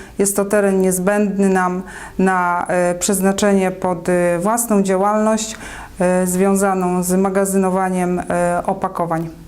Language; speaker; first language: Polish; native; Polish